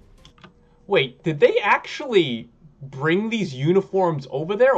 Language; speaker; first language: English; native; English